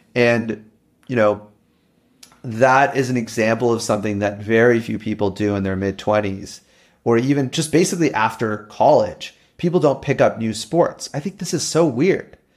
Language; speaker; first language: English; native; English